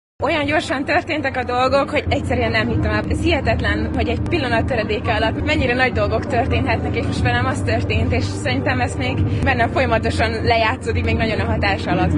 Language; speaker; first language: Hungarian; native; Hungarian